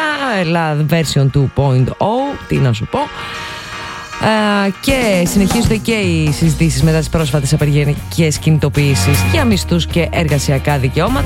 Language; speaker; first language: Greek; native; Greek